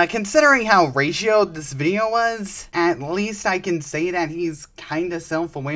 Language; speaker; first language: English; native; English